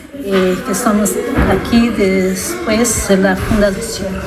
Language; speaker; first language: Spanish; non-native, fluent; Italian